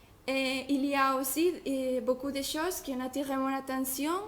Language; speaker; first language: French; non-native, learner; Spanish